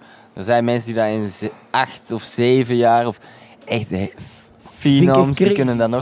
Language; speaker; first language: Dutch; native; Dutch